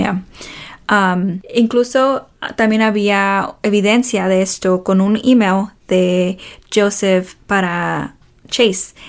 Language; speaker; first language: Spanish; early bilingual, heritage; Spanish